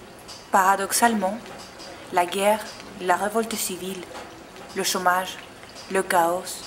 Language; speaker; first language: French; non-native, fluent; Spanish